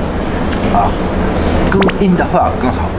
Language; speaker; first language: Chinese; non-native, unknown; Japanese